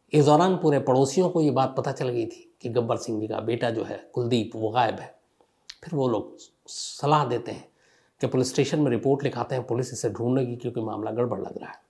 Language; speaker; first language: Hindi; native; Hindi